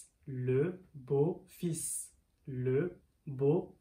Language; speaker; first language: French; early bilingual, other home language; Sinhala